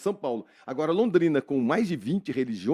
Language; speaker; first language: Portuguese; native; Portuguese